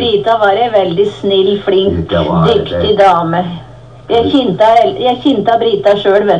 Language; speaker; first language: Norwegian; native; Norwegian